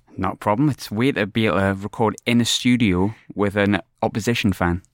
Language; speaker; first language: English; native; English